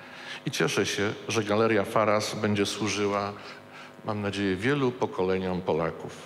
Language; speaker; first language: Polish; native; Polish